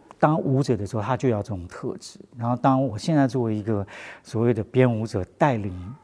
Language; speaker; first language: Chinese; non-native, local second language; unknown